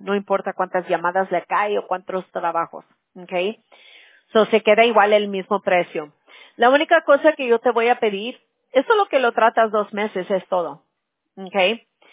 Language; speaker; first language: Spanish; early bilingual, other home language; English